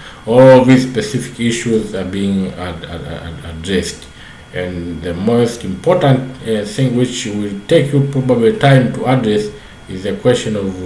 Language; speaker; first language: English; non-native, local second language; Swahili